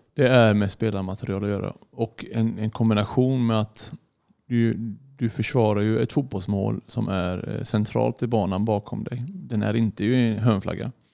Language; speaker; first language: Swedish; early bilingual, other home language; Arabic